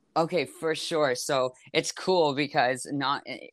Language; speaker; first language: English; native; English